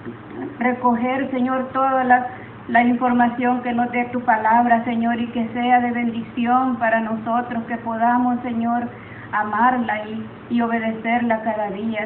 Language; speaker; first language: Spanish; native; Spanish